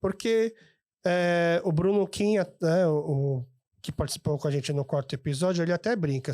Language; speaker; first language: Portuguese; early bilingual, other home language; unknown